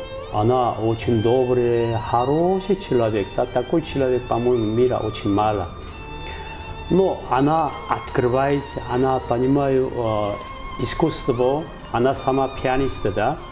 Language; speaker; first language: Russian; non-native, learner; Korean